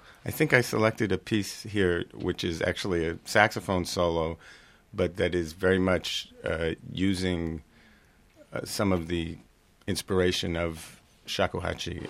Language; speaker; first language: English; native; English